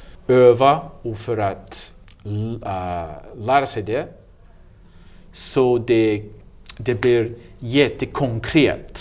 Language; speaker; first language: Swedish; non-native, learner; English